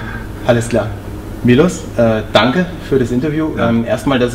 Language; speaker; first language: German; native; German